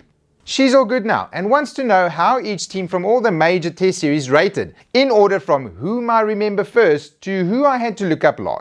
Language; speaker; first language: English; native; English